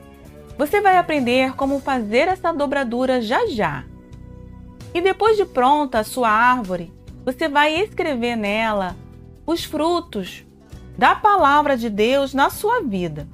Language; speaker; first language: Portuguese; native; Portuguese